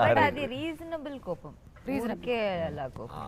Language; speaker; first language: Telugu; non-native, learner; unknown